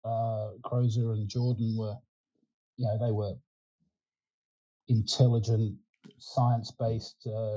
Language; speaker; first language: English; early bilingual, other home language; Ukrainian